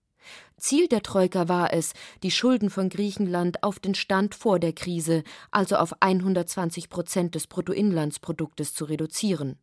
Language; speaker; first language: German; native; German